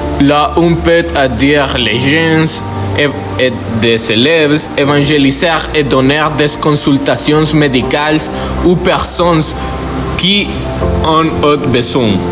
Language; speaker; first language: French; non-native, learner; Spanish